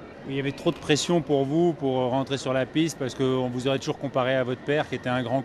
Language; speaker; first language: French; native; French